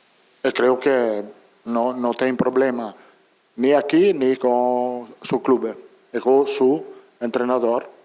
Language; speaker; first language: Spanish; non-native, fluent; Italian